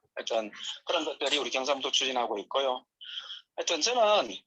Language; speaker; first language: Korean; native; Korean